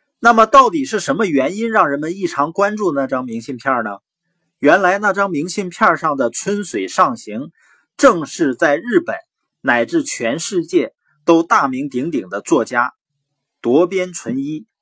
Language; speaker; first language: Chinese; native; Chinese